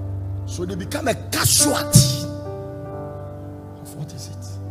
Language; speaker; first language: English; non-native, local second language; Akan